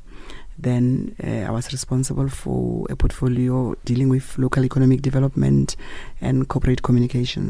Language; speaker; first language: English; non-native, local second language; Tswana